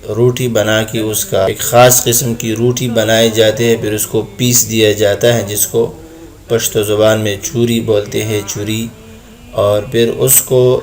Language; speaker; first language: Urdu; non-native, local second language; Pashto